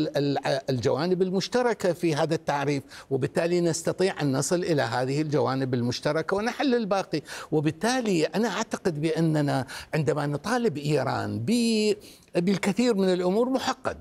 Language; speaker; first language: Arabic; non-native, fluent; Persian